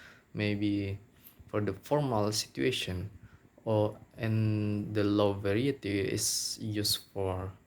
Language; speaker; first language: English; non-native, local second language; Minangkabau